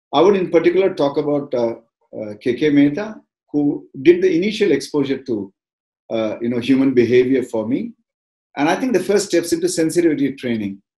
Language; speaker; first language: English; non-native, local second language; Tamil